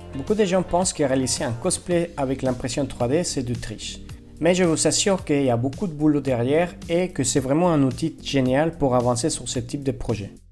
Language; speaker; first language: French; non-native, fluent; Spanish